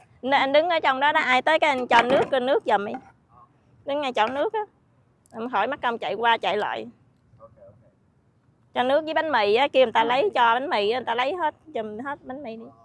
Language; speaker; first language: Vietnamese; native; Vietnamese